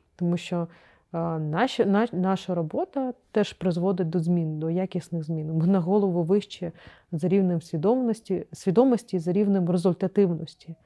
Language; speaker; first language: Ukrainian; non-native, local second language; Crimean Tatar